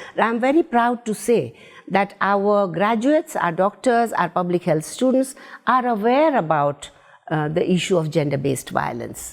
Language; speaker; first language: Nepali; early bilingual, heritage; Nepali